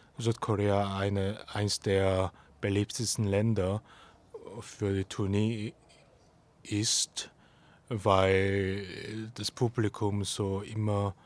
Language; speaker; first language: German; non-native, fluent; Korean